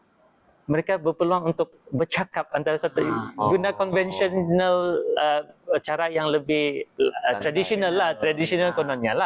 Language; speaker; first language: Malay; native; Malay